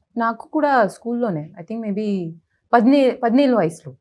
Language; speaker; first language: Telugu; non-native, learner; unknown